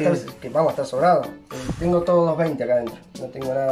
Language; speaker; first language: Spanish; native; Spanish